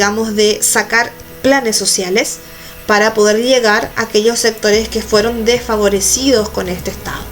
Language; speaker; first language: Spanish; native; Spanish